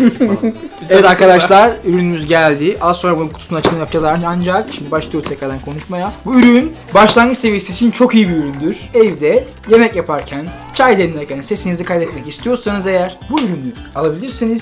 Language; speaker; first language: Turkish; native; Turkish